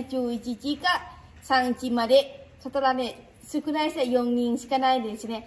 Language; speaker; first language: Japanese; non-native, learner; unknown